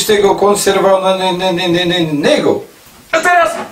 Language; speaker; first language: Polish; non-native, learner; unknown